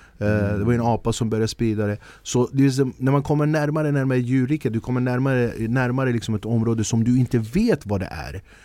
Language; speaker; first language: Swedish; early bilingual, other home language; Kurdish